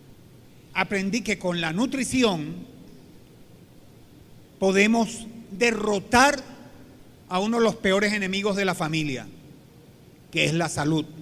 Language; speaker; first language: Spanish; native; Spanish